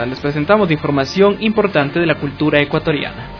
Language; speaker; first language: Spanish; native; Spanish